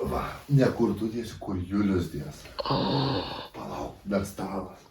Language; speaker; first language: Lithuanian; native; Lithuanian